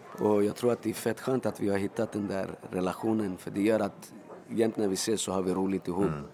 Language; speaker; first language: Swedish; early bilingual, other home language; Spanish